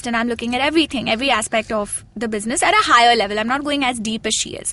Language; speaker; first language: English; non-native, local second language; Hindi